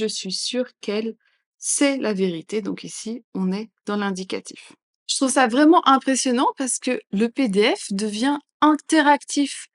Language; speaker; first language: French; native; French